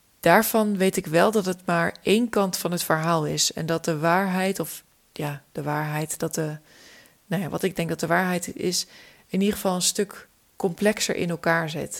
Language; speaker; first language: Dutch; native; Dutch